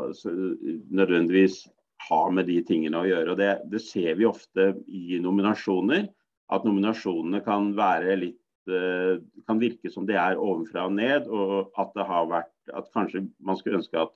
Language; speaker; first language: Norwegian; native; Norwegian